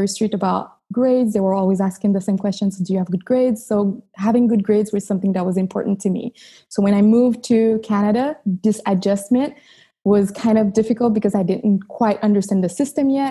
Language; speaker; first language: English; non-native, fluent; Haitian Creole